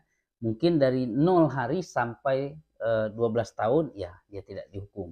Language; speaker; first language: Indonesian; native; Indonesian